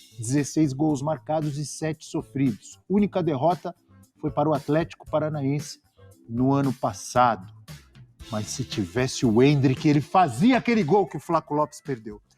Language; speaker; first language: Portuguese; native; Portuguese